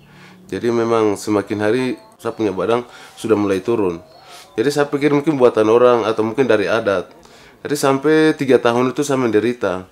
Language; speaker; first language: Indonesian; non-native, local second language; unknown